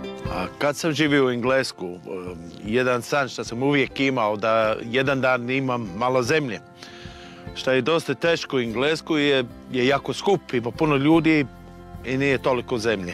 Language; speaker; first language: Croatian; non-native, fluent; English